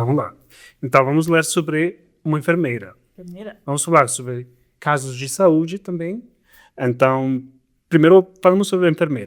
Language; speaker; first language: Portuguese; non-native, fluent; Spanish